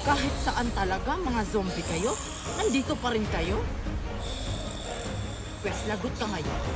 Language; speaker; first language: Filipino; native; Filipino